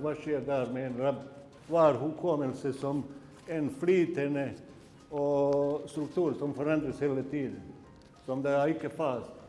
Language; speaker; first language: Norwegian; non-native, fluent; Bosnian